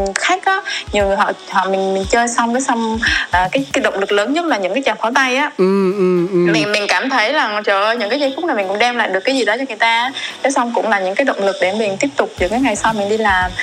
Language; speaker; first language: Vietnamese; native; Vietnamese